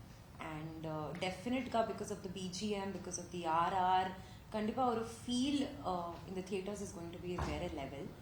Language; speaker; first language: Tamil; non-native, learner; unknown